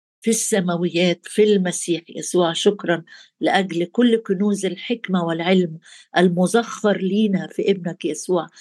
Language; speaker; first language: Arabic; native; Arabic